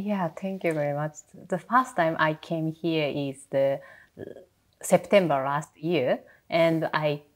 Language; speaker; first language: English; non-native, learner; Japanese